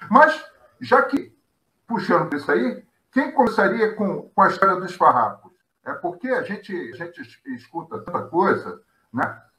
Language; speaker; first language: Portuguese; native; Portuguese